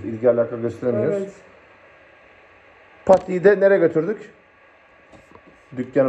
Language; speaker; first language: Turkish; native; Turkish